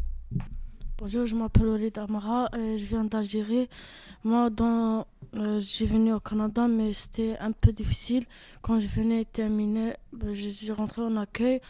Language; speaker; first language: French; non-native, learner; Arabic